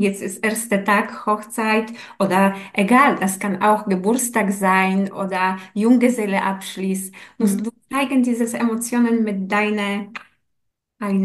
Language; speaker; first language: German; non-native, learner; Polish